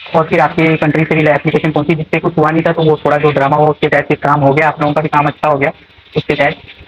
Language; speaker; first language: Hindi; native; Hindi